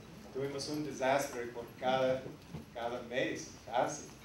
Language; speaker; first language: Spanish; non-native, learner; English